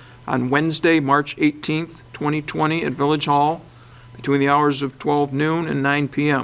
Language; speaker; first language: English; native; English